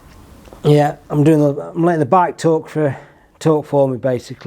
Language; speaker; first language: English; native; English